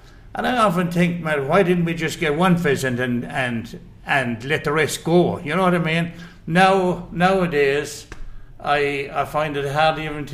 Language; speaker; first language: English; native; English